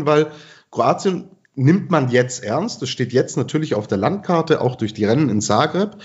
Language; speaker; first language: German; native; German